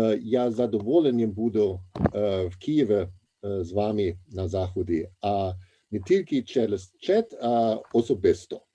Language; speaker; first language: Ukrainian; non-native, fluent; German